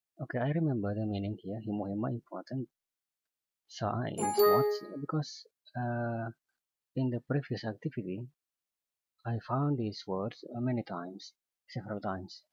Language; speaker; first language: English; non-native, learner; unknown